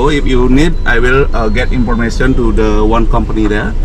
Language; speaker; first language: English; non-native, learner; Indonesian